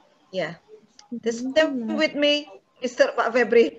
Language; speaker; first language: English; non-native, fluent; Indonesian